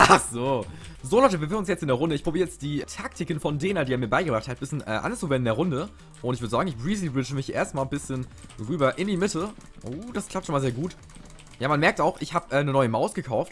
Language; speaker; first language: German; native; German